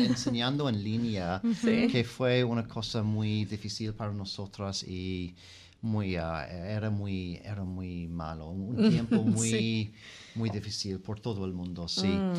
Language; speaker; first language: Spanish; non-native, fluent; English